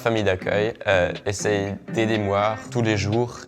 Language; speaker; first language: French; non-native, learner; German